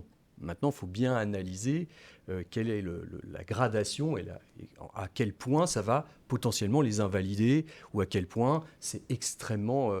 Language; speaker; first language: French; native; French